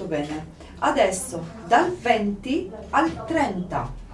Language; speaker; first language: Italian; non-native, fluent; Polish